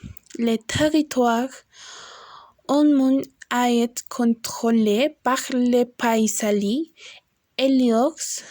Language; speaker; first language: French; non-native, learner; Spanish